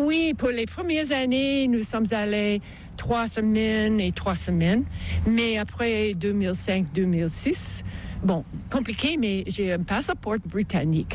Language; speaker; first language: French; non-native, local second language; English